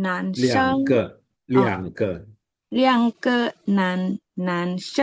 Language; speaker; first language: Chinese; non-native, learner; Indonesian